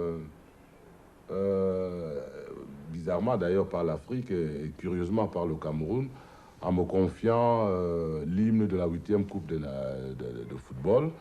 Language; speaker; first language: French; non-native, local second language; Duala